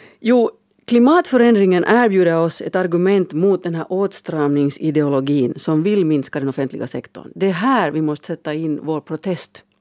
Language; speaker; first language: Swedish; native; Swedish